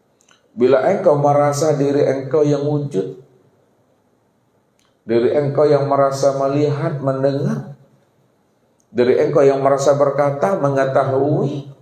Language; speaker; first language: Indonesian; native; Indonesian